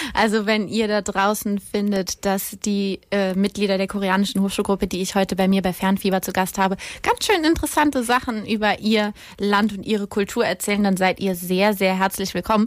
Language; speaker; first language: German; native; German